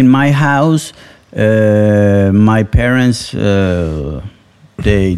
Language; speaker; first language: English; non-native, fluent; Spanish